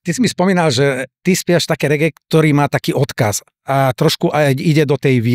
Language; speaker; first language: Slovak; native; Slovak